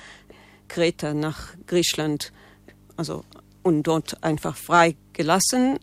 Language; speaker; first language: German; non-native, learner; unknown